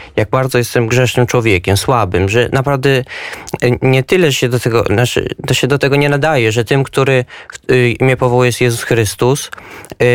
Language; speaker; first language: Polish; native; Polish